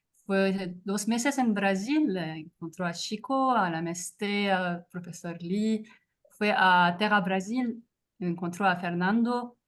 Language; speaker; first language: Spanish; non-native, fluent; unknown